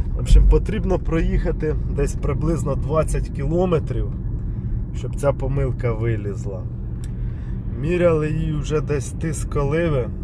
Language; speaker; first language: Ukrainian; non-native, local second language; Russian